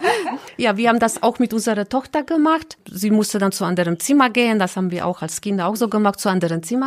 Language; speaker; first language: German; non-native, learner; Polish